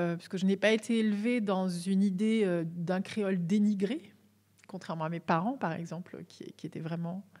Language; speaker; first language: French; native; French